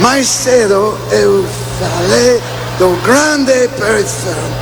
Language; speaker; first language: Portuguese; non-native, learner; English